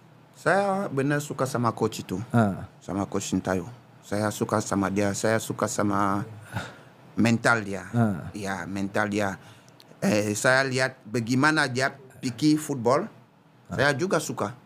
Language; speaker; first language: Indonesian; non-native, learner; Japanese